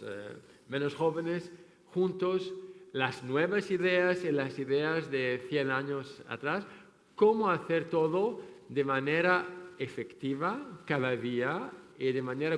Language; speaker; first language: Spanish; non-native, fluent; French